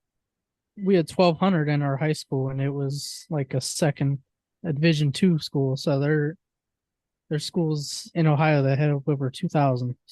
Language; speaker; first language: English; native; English